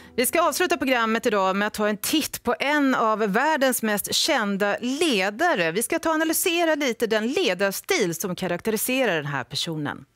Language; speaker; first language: Swedish; native; Swedish